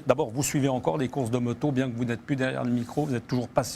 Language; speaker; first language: French; native; French